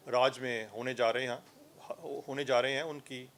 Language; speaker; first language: Hindi; non-native, local second language; Punjabi